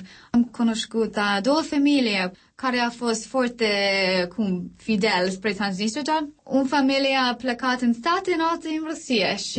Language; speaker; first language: Romanian; non-native, learner; English